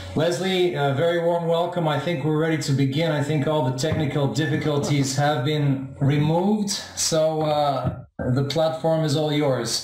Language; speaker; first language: English; non-native, fluent; Bulgarian